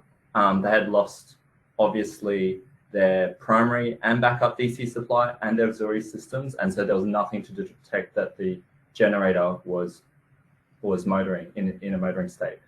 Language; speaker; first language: English; native; English